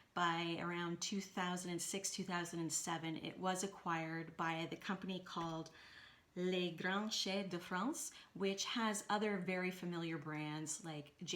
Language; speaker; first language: English; native; English